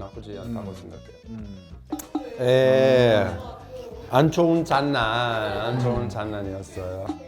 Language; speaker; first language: Korean; non-native, fluent; Italian